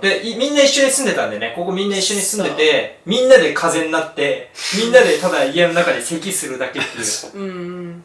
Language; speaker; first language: Japanese; native; Japanese